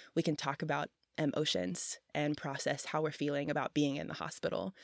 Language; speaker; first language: English; native; English